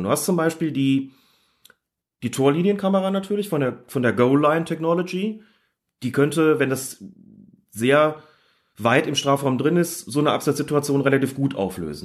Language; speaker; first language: German; native; German